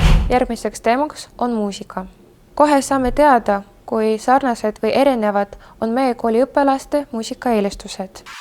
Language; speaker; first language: Estonian; non-native, local second language; Russian